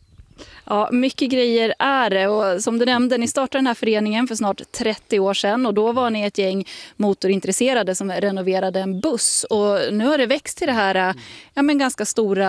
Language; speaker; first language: Swedish; native; Swedish